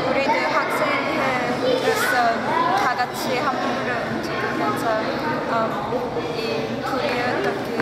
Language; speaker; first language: Korean; early bilingual, heritage; Korean